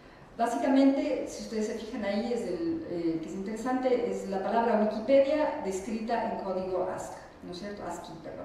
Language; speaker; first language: Spanish; native; Spanish